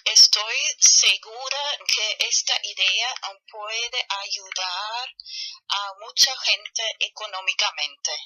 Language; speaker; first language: Spanish; non-native, fluent; German